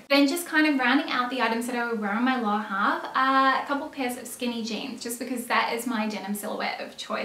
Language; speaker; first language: English; native; English